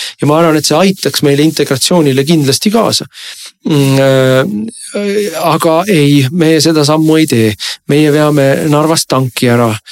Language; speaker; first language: Estonian; native; Estonian